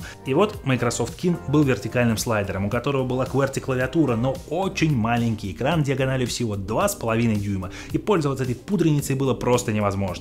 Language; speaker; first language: Russian; native; Russian